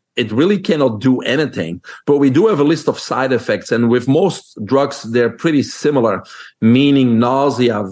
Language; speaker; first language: English; non-native, fluent; French